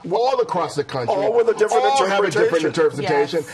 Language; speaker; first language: English; native; English